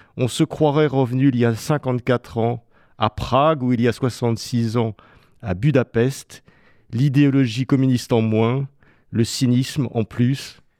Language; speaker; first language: French; native; French